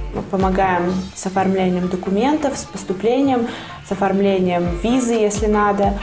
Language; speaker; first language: Russian; native; Russian